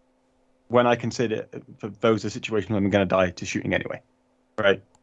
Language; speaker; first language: English; native; English